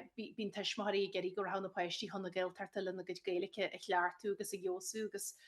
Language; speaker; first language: Irish; native; Irish